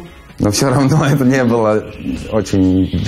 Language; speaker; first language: Russian; non-native, fluent; Latvian